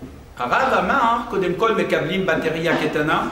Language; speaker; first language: Hebrew; non-native, fluent; French